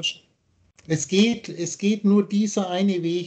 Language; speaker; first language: German; native; German